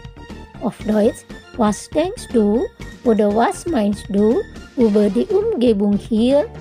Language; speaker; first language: German; non-native, fluent; Indonesian